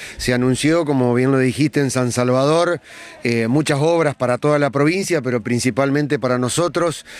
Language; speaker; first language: Spanish; native; Spanish